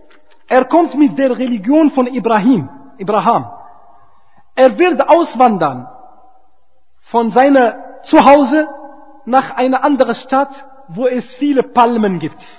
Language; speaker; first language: German; non-native, fluent; Arabic